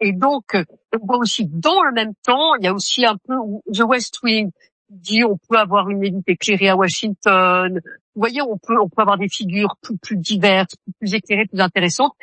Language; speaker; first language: French; native; French